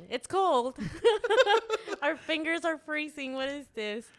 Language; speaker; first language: English; early bilingual, other home language; Spanish